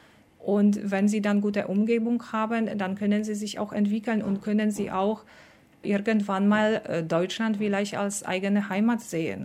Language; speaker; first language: German; non-native, fluent; Polish